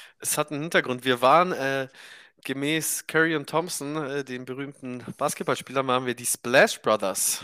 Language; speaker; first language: German; native; German